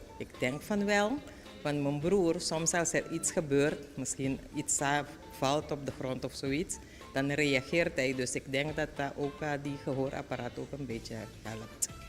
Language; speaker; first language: Dutch; non-native, local second language; Papiamento